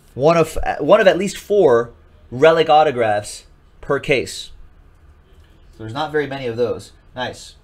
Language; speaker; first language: English; native; English